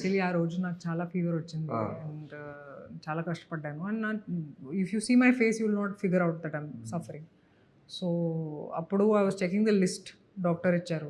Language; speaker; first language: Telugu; non-native, local second language; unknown